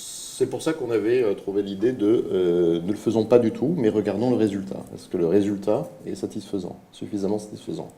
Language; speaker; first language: French; native; French